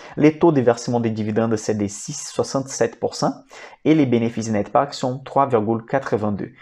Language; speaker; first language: French; non-native, fluent; Portuguese